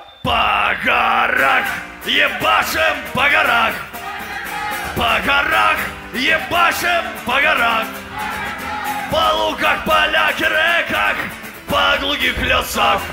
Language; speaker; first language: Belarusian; non-native, local second language; Russian